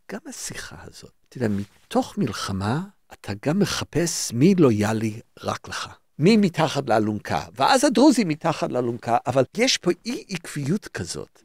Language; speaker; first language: Hebrew; early bilingual, other home language; English